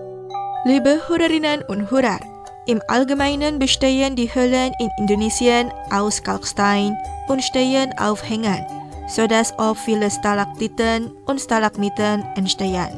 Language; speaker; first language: German; non-native, fluent; Indonesian